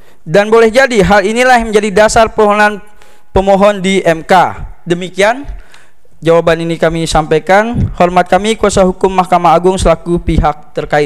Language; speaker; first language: Indonesian; native; Indonesian